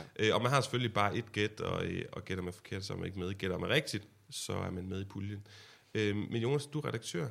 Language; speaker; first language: Danish; native; Danish